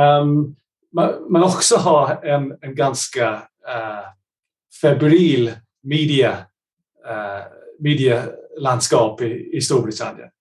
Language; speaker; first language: Swedish; non-native, fluent; English